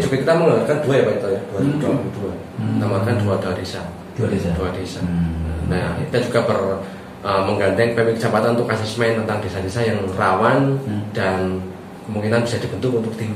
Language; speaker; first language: Indonesian; native; Indonesian